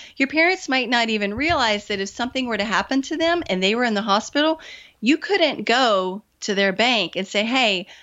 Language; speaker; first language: English; native; English